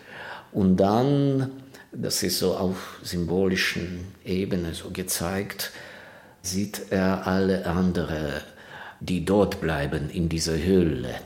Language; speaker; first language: German; non-native, fluent; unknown